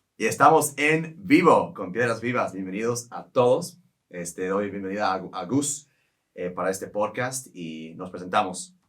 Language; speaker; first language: Spanish; non-native, fluent; English